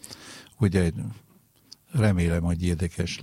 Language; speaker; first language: Hungarian; non-native, fluent; French